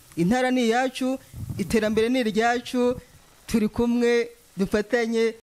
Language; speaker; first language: Kinyarwanda; native; Kinyarwanda